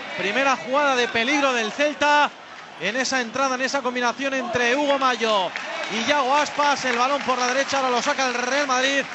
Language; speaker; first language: Spanish; native; Spanish